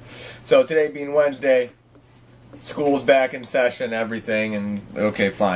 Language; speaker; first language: English; native; English